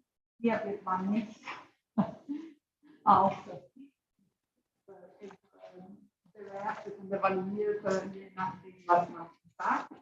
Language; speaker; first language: German; non-native, fluent; Italian